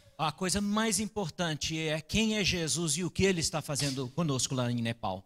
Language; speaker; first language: Portuguese; native; Portuguese